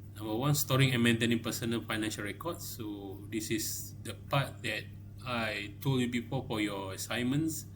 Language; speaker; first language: English; non-native, local second language; Malay